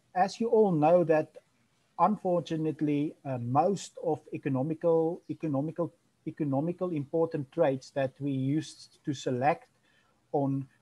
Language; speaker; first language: English; non-native, local second language; Afrikaans